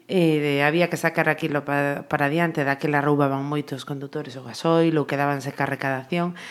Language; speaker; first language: Galician; native; Galician